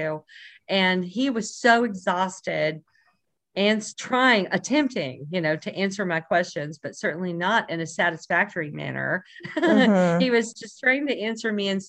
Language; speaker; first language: English; native; English